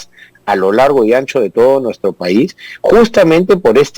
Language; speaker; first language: Spanish; native; Spanish